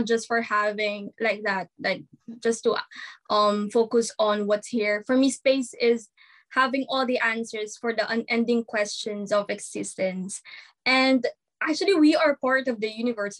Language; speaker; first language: English; non-native, local second language; Filipino